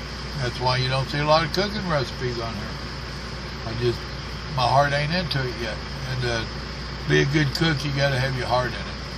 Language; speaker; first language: English; native; English